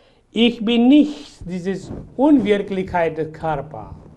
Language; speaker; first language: German; non-native, fluent; Hindi